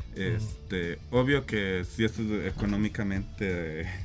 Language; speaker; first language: Spanish; native; Spanish